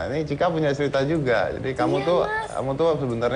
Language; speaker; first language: Indonesian; native; Indonesian